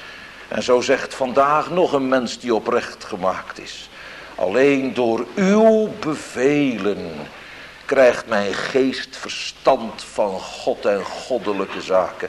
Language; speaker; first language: Dutch; native; Dutch